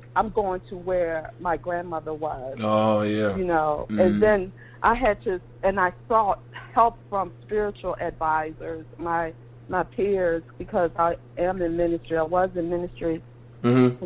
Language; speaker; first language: English; native; English